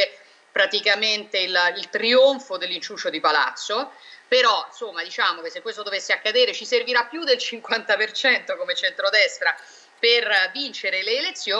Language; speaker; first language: Italian; native; Italian